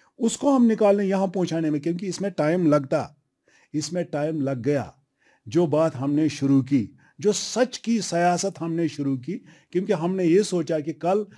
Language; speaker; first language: Hindi; non-native, local second language; Kashmiri